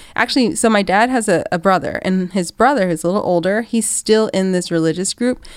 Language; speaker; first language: English; native; English